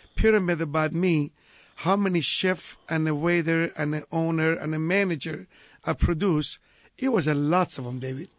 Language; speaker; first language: English; non-native, fluent; Italian